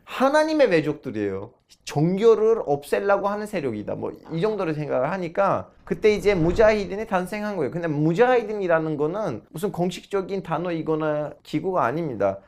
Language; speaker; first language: Korean; non-native, fluent; Turkish